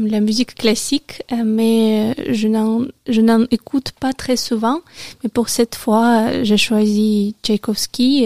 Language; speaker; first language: French; non-native, learner; Russian